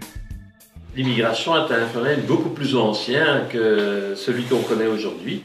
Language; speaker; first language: French; native; French